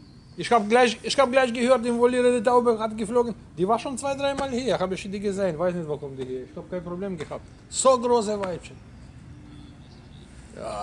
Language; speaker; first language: German; non-native, learner; Polish